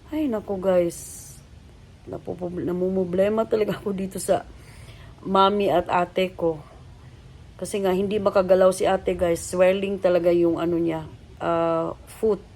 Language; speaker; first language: Filipino; native; Filipino